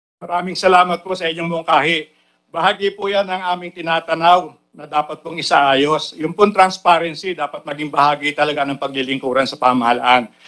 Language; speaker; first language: Filipino; native; Filipino